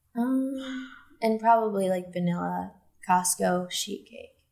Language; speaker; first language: English; native; English